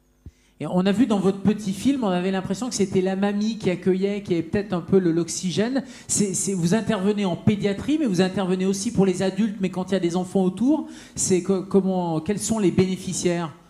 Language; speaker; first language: French; non-native, fluent; Swedish